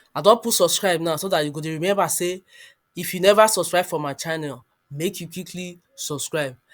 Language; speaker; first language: Nigerian Pidgin; non-native, local second language; Yoruba